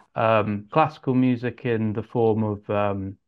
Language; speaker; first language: English; native; English